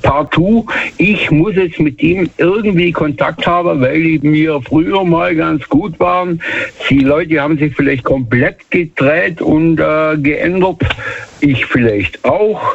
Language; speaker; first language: German; native; German